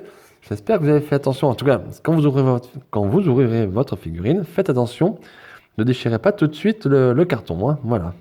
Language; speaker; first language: French; native; French